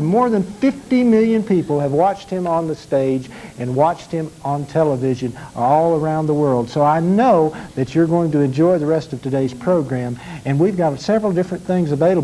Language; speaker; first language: English; native; English